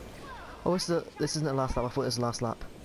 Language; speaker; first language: English; native; English